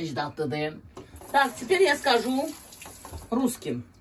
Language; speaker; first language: Russian; non-native, local second language; Azerbaijani